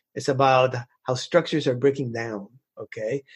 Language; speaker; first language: English; early bilingual, other home language; Spanish